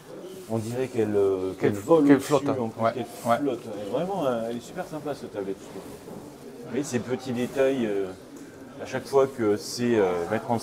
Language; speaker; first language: French; native; French